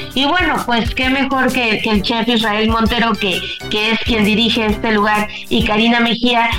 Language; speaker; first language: Spanish; native; Spanish